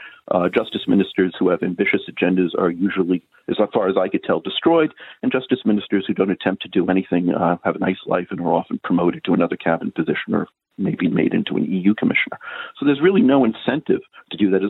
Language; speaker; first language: English; native; English